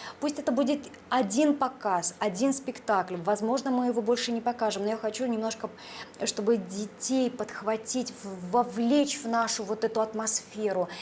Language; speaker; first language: Russian; native; Russian